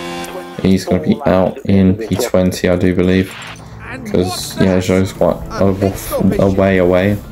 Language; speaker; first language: English; native; English